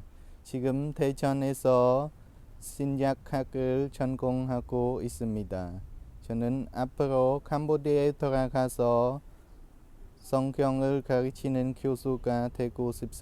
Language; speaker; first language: Korean; non-native, fluent; Khmer